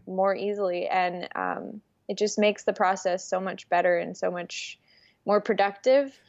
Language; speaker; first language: English; early bilingual, other home language; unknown